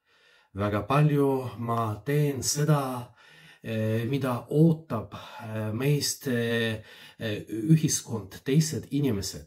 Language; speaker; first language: Estonian; non-native, fluent; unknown